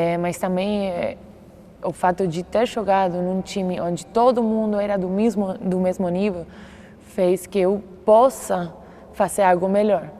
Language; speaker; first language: Portuguese; non-native, fluent; Spanish